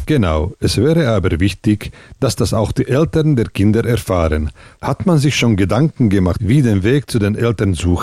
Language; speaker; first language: German; non-native, fluent; Slovak